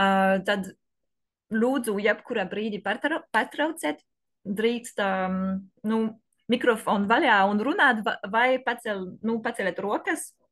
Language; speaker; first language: Latvian; non-native, learner; French